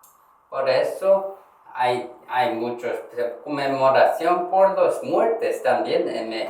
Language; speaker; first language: Spanish; non-native, learner; Korean